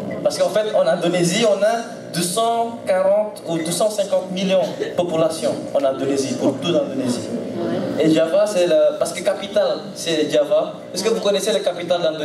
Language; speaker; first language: French; non-native, learner; Indonesian